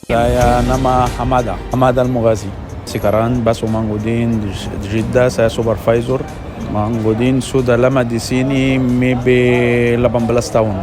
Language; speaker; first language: Indonesian; non-native, learner; Arabic